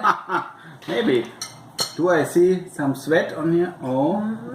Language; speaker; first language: English; non-native, fluent; German